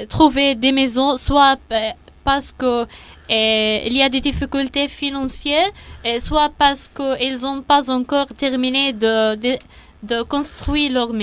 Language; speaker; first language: French; non-native, learner; Arabic